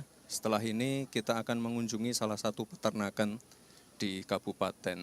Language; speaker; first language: Indonesian; native; Indonesian